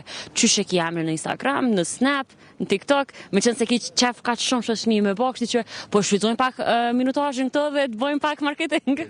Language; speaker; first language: Albanian; native; Albanian